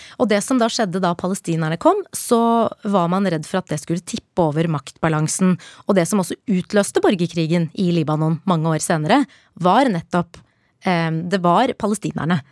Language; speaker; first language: Norwegian; early bilingual, other home language; Arabic